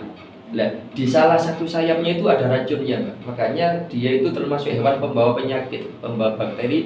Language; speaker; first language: Indonesian; non-native, local second language; Javanese